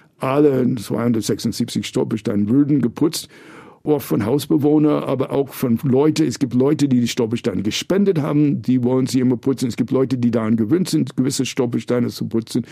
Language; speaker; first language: German; non-native, fluent; English